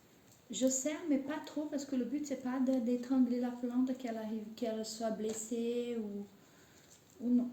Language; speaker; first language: French; native; French